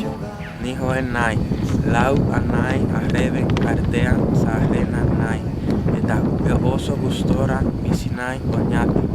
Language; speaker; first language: Basque; non-native, learner; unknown